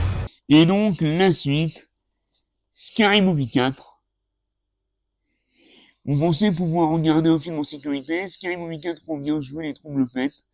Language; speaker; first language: French; native; French